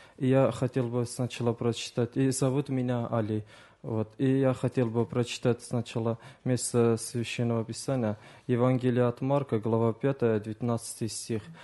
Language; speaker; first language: Russian; early bilingual, other home language; Azerbaijani